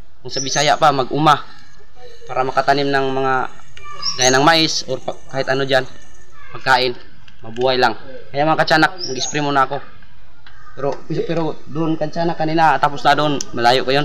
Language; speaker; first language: Filipino; non-native, local second language; Cebuano